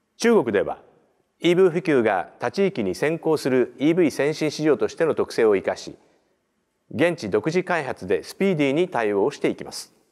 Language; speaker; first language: Japanese; native; Japanese